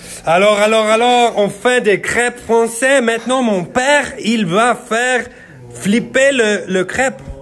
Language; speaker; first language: French; non-native, learner; Spanish